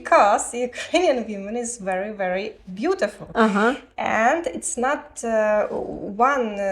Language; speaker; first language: English; non-native, learner; Ukrainian